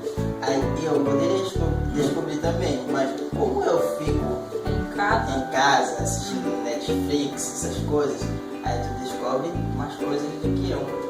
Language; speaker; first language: Portuguese; non-native, local second language; Haitian Creole